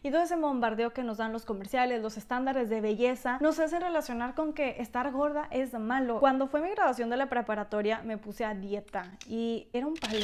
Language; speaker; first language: Spanish; native; Spanish